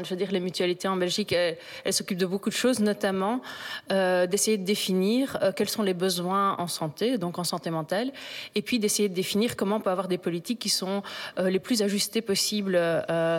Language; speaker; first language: French; native; French